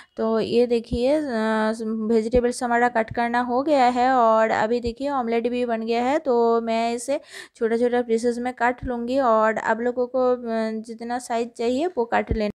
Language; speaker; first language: Hindi; non-native, local second language; Bangla